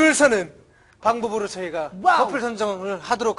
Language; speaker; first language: Korean; native; Korean